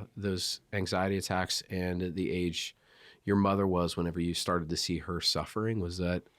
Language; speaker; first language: English; native; English